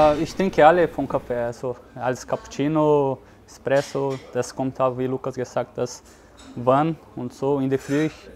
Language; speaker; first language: German; non-native, learner; Portuguese